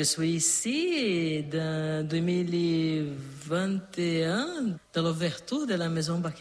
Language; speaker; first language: French; non-native, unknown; Portuguese